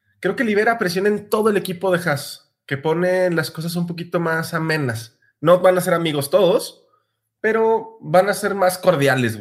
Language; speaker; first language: Spanish; native; Spanish